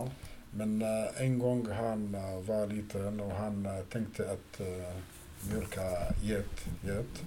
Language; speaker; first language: Swedish; non-native, fluent; Arabic